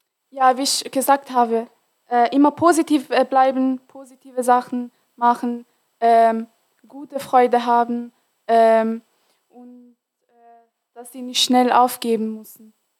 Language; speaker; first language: German; non-native, fluent; Arabic